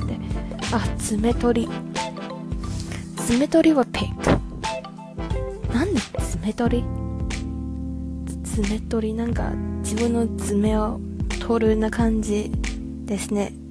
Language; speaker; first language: Japanese; non-native, learner; Cantonese